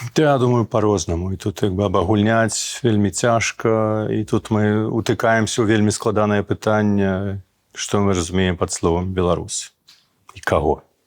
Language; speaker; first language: Belarusian; non-native, local second language; Russian